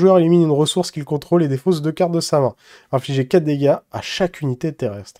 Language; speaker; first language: French; native; French